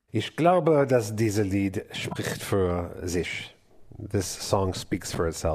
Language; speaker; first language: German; non-native, learner; English